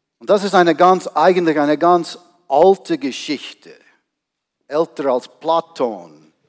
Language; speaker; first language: German; non-native, fluent; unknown